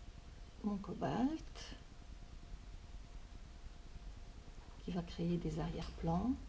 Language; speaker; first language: French; native; French